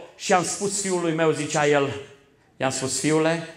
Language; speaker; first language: Romanian; native; Romanian